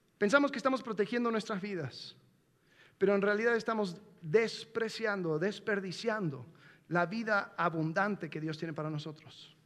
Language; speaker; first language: Spanish; non-native, fluent; English